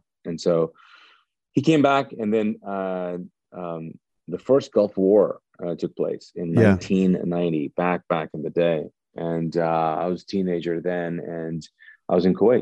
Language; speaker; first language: English; non-native, fluent; Urdu